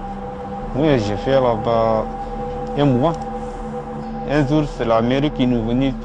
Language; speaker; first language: French; non-native, learner; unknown